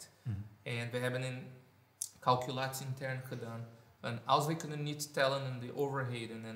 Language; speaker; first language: Dutch; non-native, fluent; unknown